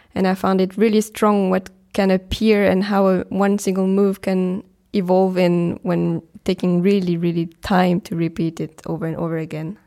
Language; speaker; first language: English; non-native, fluent; French